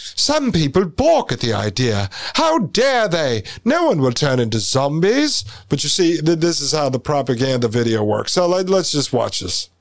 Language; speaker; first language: English; native; English